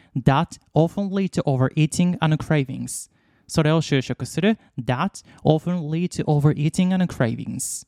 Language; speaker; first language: English; non-native, fluent; Japanese